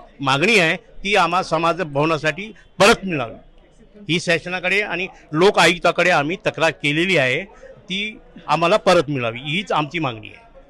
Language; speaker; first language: Marathi; non-native, local second language; Lambadi